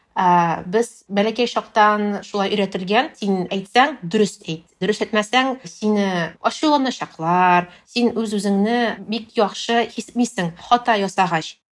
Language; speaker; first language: Tatar; non-native, local second language; Russian